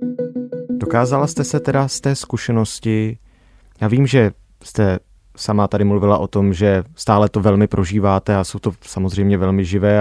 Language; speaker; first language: Czech; native; Czech